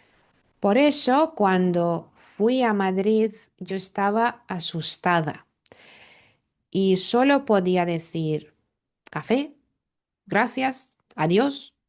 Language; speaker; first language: Spanish; non-native, fluent; Lithuanian